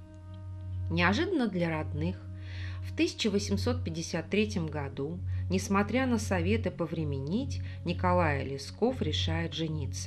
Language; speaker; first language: Russian; native; Russian